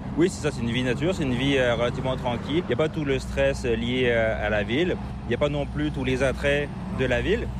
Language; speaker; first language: French; native; French